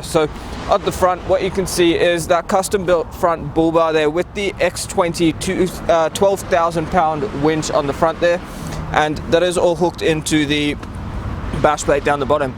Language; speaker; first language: English; native; English